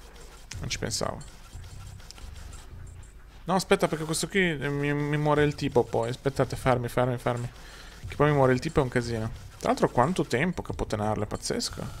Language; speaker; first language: Italian; native; Italian